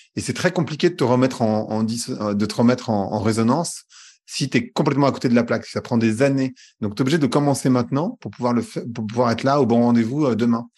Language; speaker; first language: French; native; French